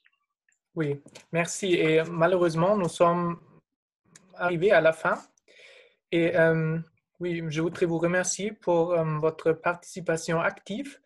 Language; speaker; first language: French; non-native, fluent; German